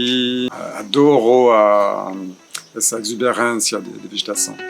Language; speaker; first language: Portuguese; non-native, fluent; French